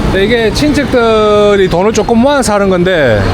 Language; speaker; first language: Korean; native; Korean